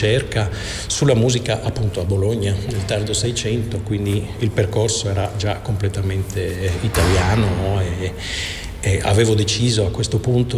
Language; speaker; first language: Italian; non-native, fluent; Dutch